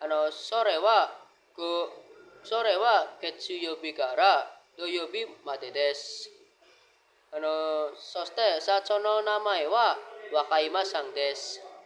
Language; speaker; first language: Japanese; non-native, learner; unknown